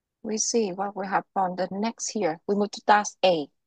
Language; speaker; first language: English; non-native, local second language; Vietnamese